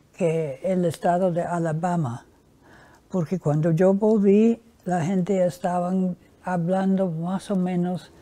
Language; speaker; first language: Spanish; non-native, fluent; English